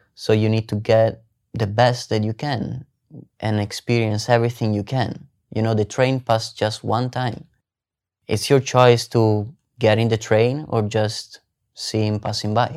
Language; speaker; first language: English; non-native, fluent; Italian